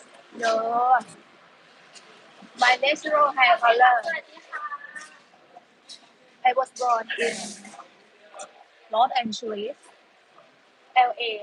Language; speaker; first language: English; non-native, learner; Thai